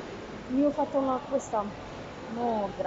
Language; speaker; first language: Italian; non-native, learner; Arabic